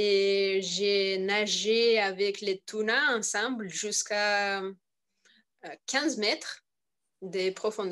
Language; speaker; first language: French; non-native, learner; Russian